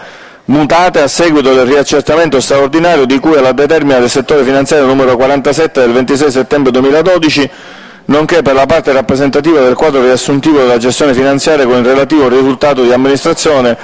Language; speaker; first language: Italian; native; Italian